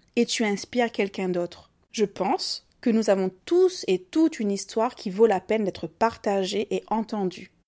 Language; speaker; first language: French; native; French